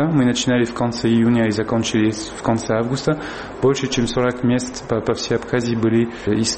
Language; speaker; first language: Russian; non-native, fluent; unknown